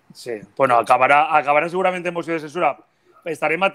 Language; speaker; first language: Spanish; non-native, local second language; Catalan